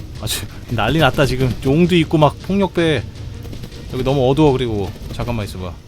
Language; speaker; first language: Korean; native; Korean